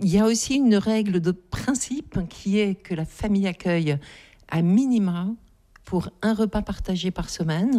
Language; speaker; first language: French; native; French